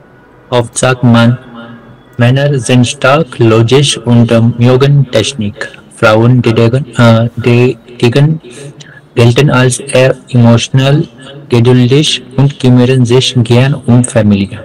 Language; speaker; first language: German; non-native, learner; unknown